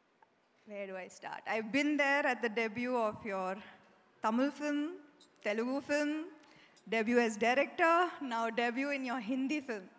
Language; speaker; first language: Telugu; non-native, local second language; Tamil